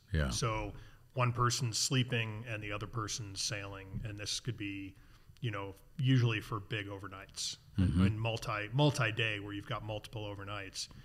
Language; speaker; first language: English; native; English